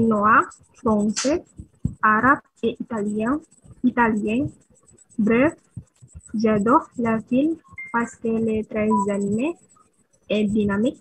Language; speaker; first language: French; non-native, learner; Indonesian